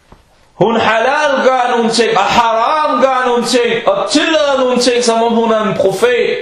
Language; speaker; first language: Danish; non-native, local second language; Arabic